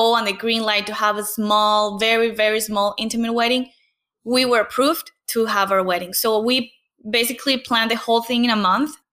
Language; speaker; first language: English; non-native, fluent; Spanish